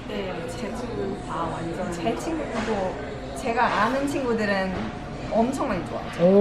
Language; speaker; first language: Korean; early bilingual, heritage; Korean